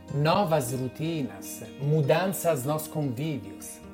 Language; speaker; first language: Portuguese; non-native, fluent; Italian